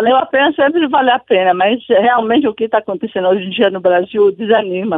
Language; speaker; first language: Portuguese; non-native, fluent; Arabic